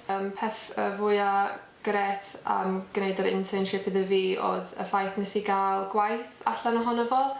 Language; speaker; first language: Welsh; native; Welsh